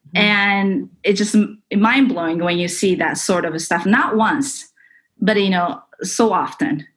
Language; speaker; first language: English; non-native, fluent; Japanese